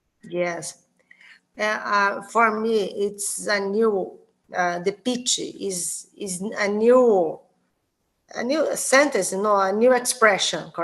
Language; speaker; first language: English; non-native, learner; Portuguese